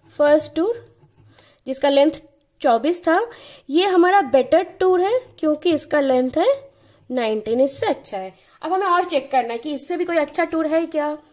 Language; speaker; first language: Hindi; non-native, local second language; Bangla